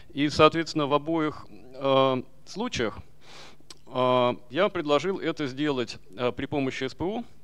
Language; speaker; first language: Russian; native; Russian